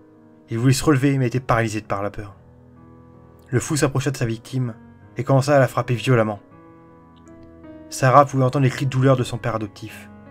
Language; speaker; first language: French; native; French